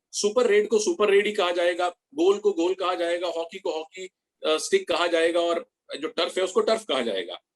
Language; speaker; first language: Hindi; native; Hindi